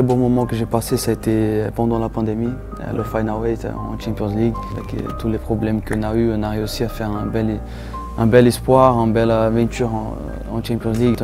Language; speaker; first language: French; non-native, fluent; Portuguese